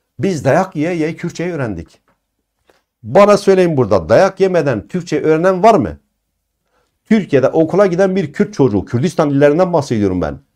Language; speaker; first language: Turkish; non-native, local second language; Kurdish